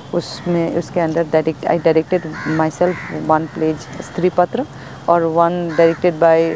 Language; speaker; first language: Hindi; non-native, local second language; Bangla